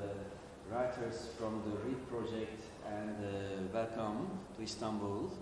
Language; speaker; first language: English; non-native, learner; Turkish